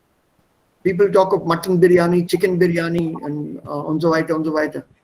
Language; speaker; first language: German; non-native, fluent; Hindi